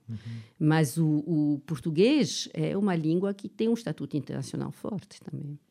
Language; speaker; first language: Portuguese; non-native, fluent; French